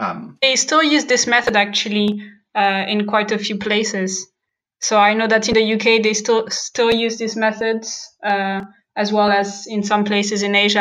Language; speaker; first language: English; non-native, fluent; French